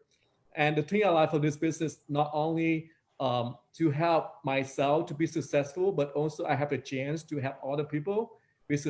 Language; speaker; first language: English; non-native, fluent; Vietnamese